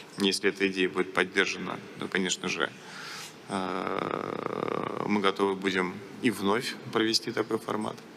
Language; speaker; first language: Russian; native; Russian